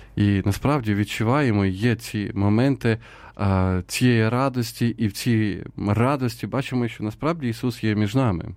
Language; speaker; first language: Ukrainian; native; Ukrainian